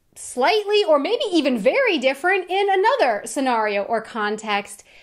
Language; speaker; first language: English; native; English